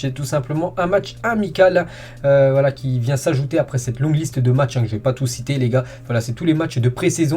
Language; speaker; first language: French; native; French